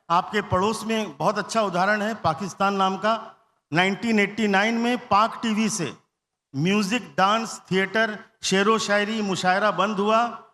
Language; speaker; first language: Hindi; non-native, local second language; Bangla